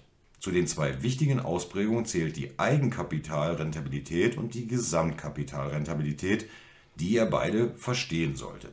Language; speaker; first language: German; native; German